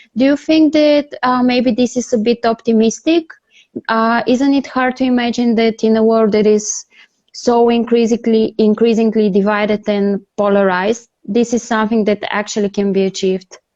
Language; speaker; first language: English; non-native, fluent; Bulgarian